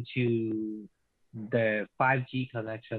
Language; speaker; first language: English; non-native, local second language; Cantonese